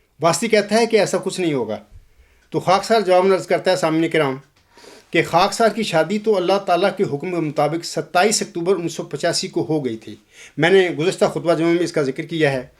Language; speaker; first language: Urdu; non-native, local second language; Punjabi